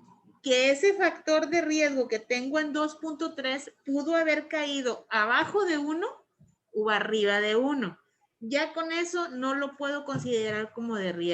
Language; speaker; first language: Spanish; native; Spanish